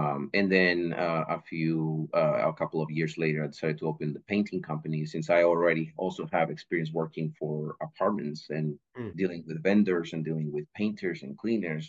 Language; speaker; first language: English; non-native, fluent; Spanish